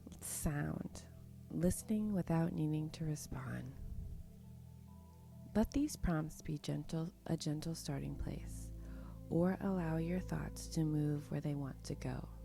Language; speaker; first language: English; native; English